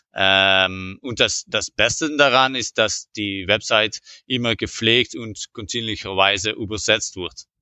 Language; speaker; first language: German; non-native, learner; Dutch